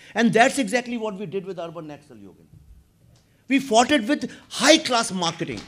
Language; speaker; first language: English; non-native, local second language; Hindi